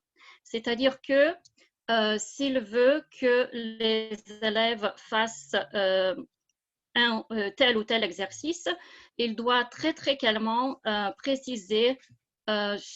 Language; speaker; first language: French; non-native, fluent; Lithuanian